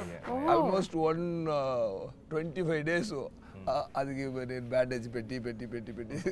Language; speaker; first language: Telugu; non-native, fluent; Tamil